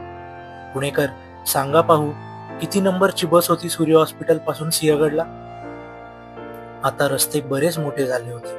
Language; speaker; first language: Marathi; native; Marathi